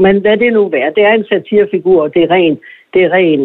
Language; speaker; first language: Danish; native; Danish